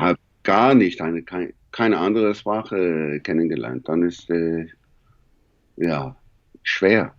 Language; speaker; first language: German; non-native, learner; English